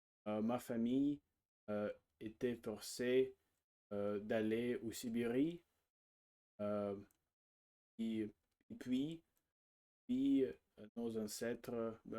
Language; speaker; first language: French; non-native, learner; Russian